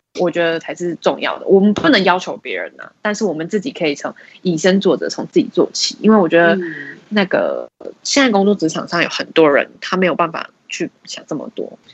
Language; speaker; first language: Chinese; native; Chinese